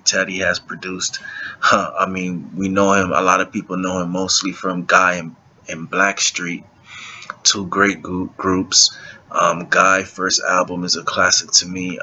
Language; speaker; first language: English; native; English